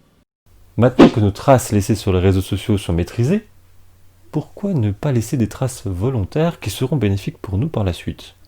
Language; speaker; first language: French; native; French